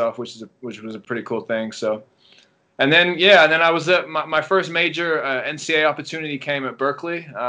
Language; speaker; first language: English; native; English